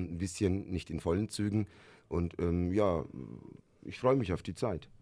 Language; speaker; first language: German; early bilingual, other home language; Turkish